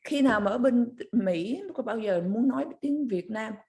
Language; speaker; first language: Vietnamese; early bilingual, other home language; English